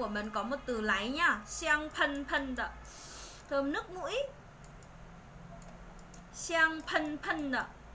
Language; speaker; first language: Chinese; non-native, fluent; Vietnamese